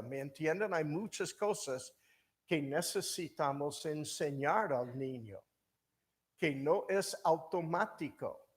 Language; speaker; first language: Spanish; non-native, fluent; English